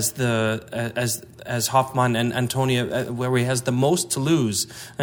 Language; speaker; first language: English; native; English